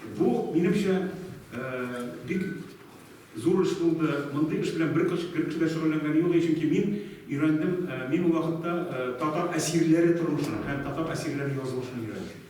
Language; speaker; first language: Tatar; native; Tatar